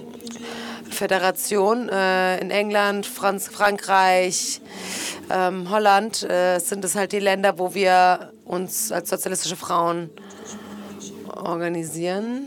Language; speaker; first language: German; non-native, fluent; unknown